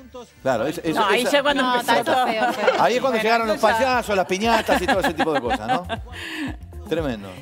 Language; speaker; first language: Spanish; native; Spanish